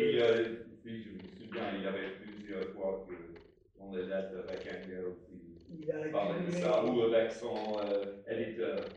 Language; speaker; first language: French; non-native, fluent; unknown